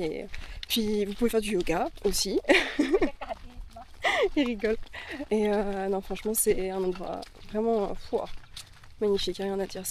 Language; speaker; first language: French; native; French